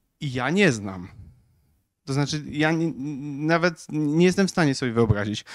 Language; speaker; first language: Polish; native; Polish